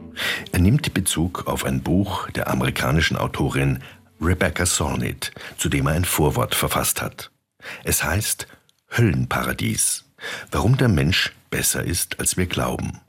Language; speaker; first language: German; native; German